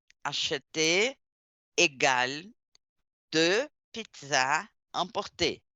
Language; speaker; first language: French; non-native, fluent; Portuguese